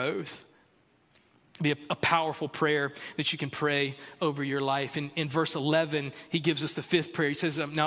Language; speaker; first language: English; native; English